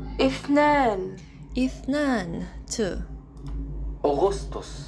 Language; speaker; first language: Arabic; non-native, learner; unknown